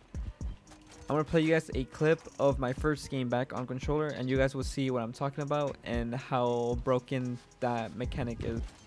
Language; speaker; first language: English; early bilingual, other home language; Spanish